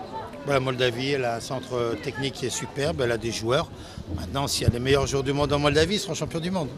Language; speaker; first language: French; native; French